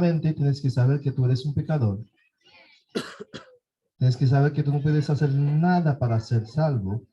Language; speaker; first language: Spanish; non-native, fluent; Haitian Creole